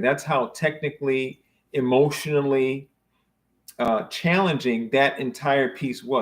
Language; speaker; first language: English; native; English